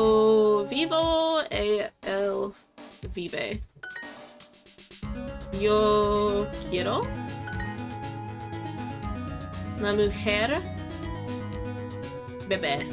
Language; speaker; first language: Spanish; non-native, learner; English